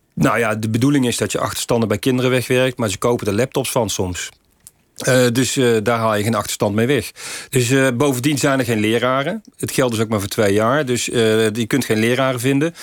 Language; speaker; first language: Dutch; native; Dutch